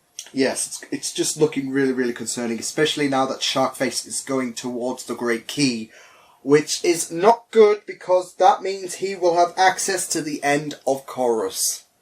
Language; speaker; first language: English; native; English